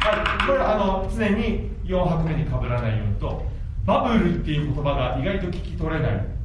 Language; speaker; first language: Japanese; native; Japanese